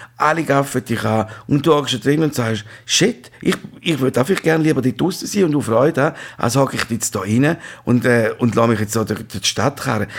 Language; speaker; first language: German; native; German